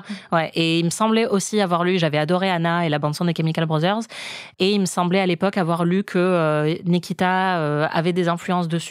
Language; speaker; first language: French; native; French